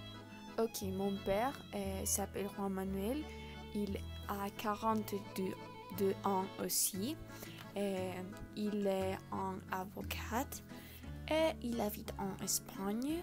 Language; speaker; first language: French; non-native, learner; Spanish